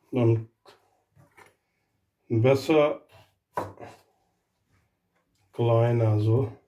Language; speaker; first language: German; non-native, learner; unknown